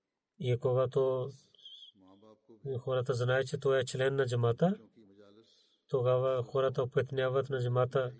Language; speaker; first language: Bulgarian; non-native, learner; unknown